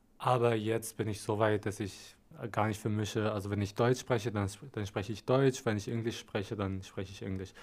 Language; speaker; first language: German; non-native, fluent; Arabic